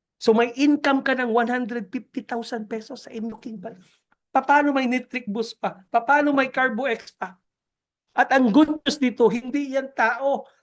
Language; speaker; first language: Filipino; non-native, local second language; Cebuano